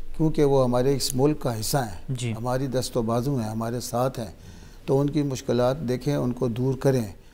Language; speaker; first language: Urdu; non-native, local second language; Pashto